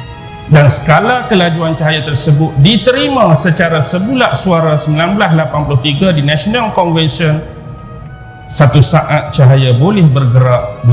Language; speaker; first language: Malay; native; Malay